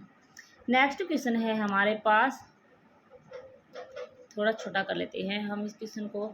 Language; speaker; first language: Hindi; native; Hindi